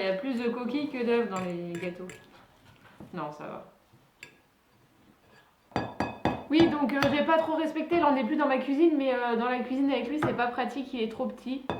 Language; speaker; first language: French; native; French